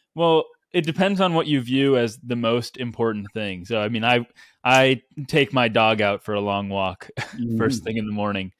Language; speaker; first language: English; native; English